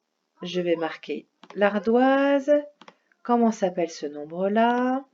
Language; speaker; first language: French; native; French